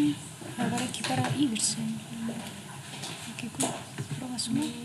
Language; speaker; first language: Icelandic; non-native, fluent; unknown